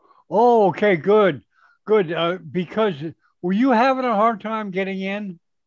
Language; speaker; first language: English; native; English